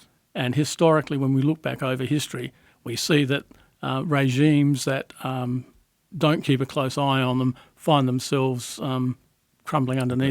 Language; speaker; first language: English; native; English